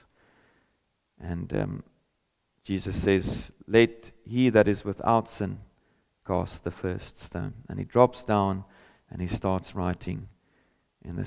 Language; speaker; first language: English; non-native, local second language; Afrikaans